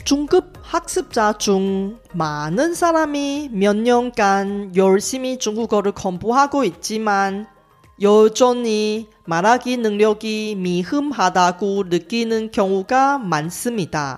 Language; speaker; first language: Korean; non-native, fluent; Chinese